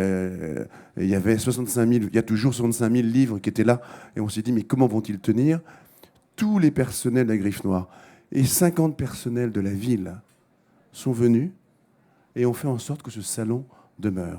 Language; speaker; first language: French; native; French